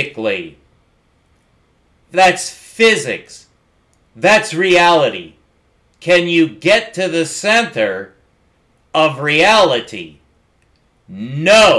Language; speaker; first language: English; native; English